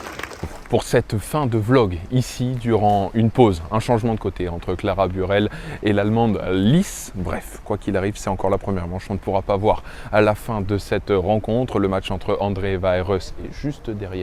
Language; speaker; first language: French; native; French